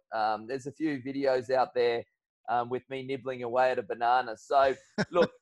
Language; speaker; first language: English; native; English